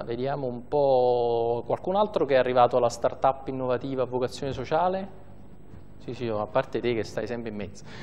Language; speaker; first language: Italian; native; Italian